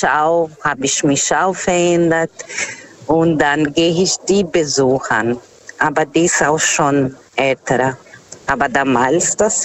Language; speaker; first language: German; non-native, fluent; Portuguese